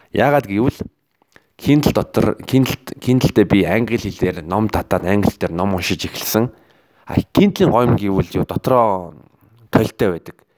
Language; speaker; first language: Mongolian; native; Mongolian